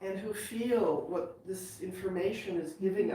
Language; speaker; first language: English; native; English